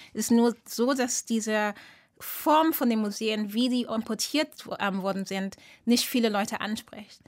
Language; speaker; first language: German; early bilingual, other home language; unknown